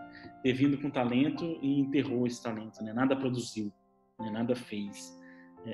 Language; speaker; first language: Portuguese; native; Portuguese